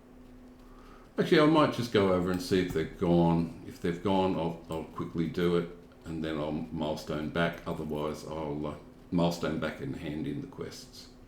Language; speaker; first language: English; native; English